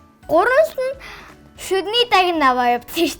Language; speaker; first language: Mongolian; early bilingual, heritage; Mongolian